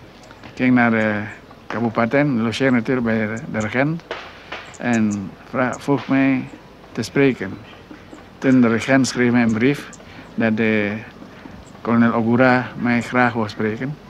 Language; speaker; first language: Dutch; non-native, local second language; Minangkabau